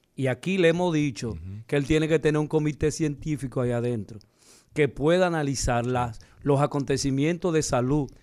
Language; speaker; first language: Spanish; native; Spanish